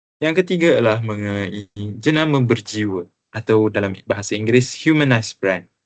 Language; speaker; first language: Malay; native; Malay